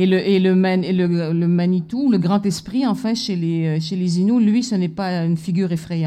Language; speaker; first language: French; native; French